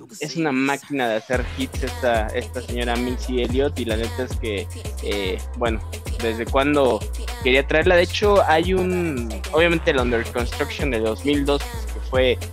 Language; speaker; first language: Spanish; native; Spanish